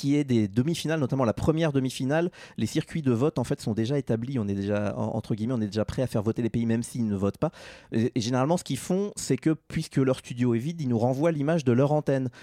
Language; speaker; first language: French; native; French